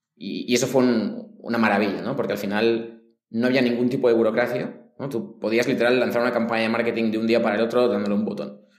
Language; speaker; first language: Spanish; native; Spanish